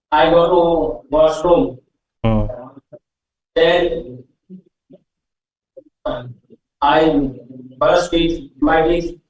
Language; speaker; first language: English; non-native, learner; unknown